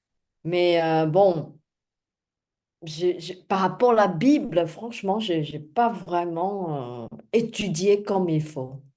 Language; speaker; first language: French; non-native, fluent; Chinese